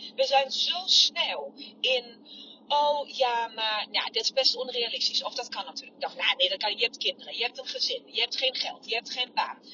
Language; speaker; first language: Dutch; non-native, fluent; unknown